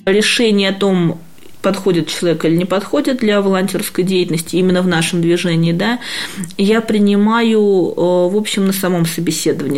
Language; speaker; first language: Russian; native; Russian